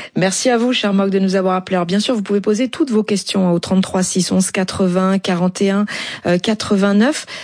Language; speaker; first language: French; native; French